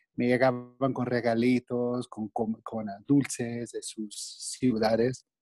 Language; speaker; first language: Spanish; non-native, fluent; English